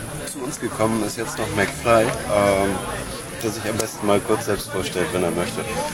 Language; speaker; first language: German; native; German